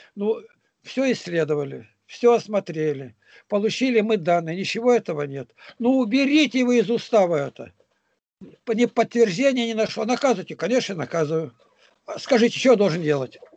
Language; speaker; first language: Russian; native; Russian